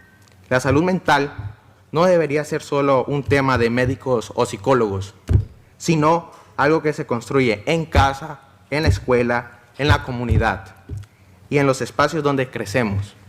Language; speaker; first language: Spanish; native; Spanish